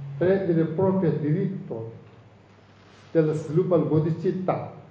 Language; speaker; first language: Italian; non-native, learner; Tibetan